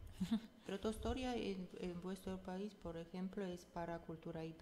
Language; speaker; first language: Spanish; non-native, fluent; Polish